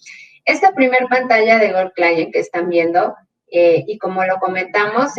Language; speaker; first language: Spanish; native; Spanish